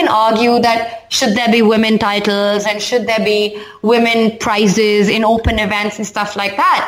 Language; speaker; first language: English; non-native, local second language; Hindi